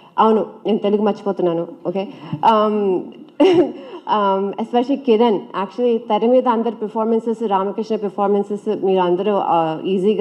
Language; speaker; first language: Telugu; early bilingual, heritage; Telugu